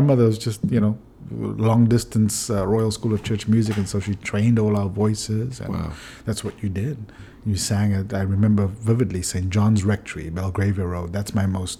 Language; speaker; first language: English; native; English